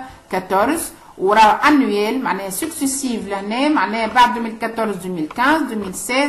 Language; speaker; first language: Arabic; native; Arabic